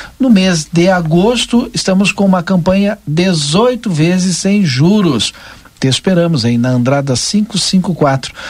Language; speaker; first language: Portuguese; native; Portuguese